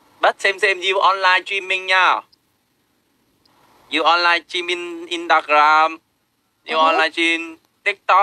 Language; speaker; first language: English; non-native, learner; Vietnamese